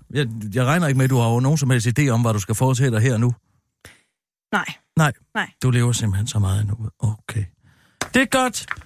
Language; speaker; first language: Danish; native; Danish